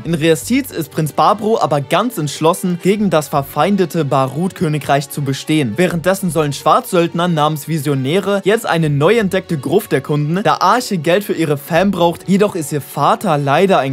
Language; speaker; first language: German; native; German